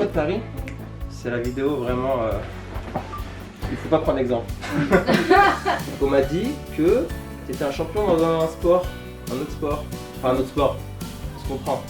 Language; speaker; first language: French; native; French